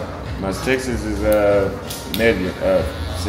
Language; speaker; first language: Spanish; non-native, learner; English